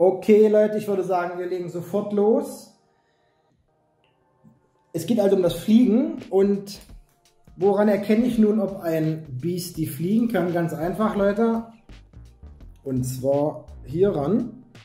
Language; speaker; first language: German; native; German